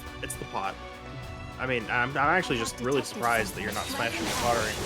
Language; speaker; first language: English; native; English